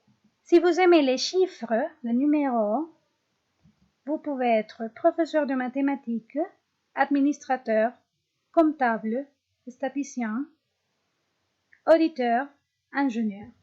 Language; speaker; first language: French; non-native, fluent; Spanish